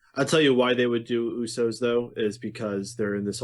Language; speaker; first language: English; native; English